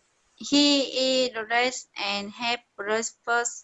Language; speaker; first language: English; non-native, learner; Vietnamese